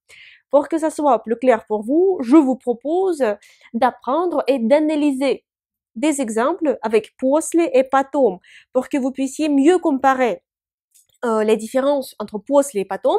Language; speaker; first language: French; non-native, fluent; Russian